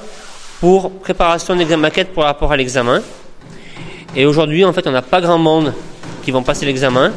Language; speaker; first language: French; native; French